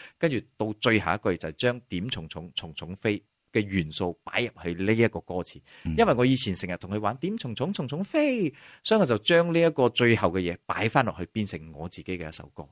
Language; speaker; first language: Cantonese; native; Cantonese